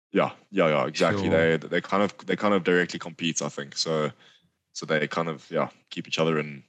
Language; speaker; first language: English; native; English